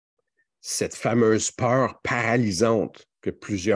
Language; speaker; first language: French; native; French